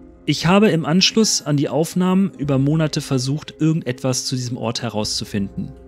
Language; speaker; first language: German; native; German